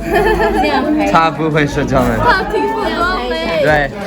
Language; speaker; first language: Chinese; non-native, learner; English